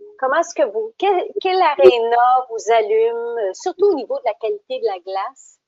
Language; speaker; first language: French; native; French